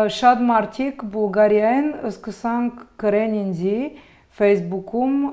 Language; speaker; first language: Armenian; early bilingual, heritage; Armenian